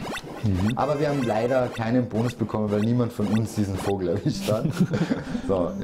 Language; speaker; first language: German; native; German